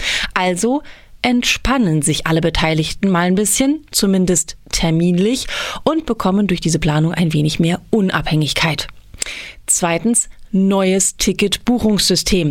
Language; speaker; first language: German; native; German